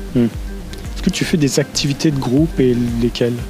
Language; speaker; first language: French; native; French